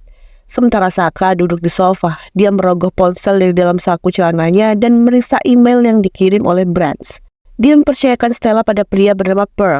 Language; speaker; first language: Indonesian; native; Indonesian